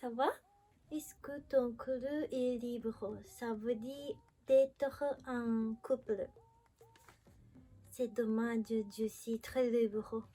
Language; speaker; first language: French; non-native, learner; Japanese